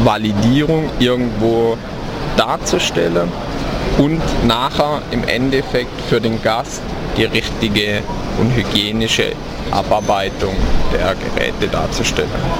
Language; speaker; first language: German; native; German